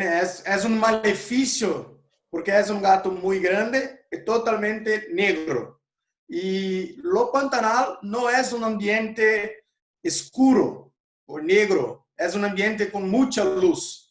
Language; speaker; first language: Spanish; non-native, learner; Portuguese